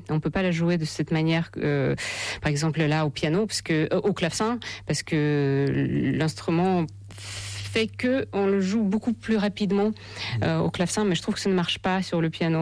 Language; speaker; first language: French; non-native, fluent; Russian